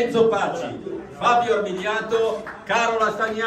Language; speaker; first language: Italian; native; Italian